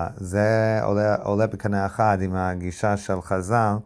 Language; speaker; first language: Hebrew; non-native, fluent; English